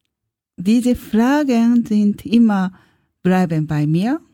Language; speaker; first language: German; non-native, learner; Japanese